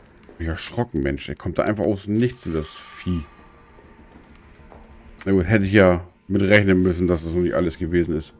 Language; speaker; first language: German; native; German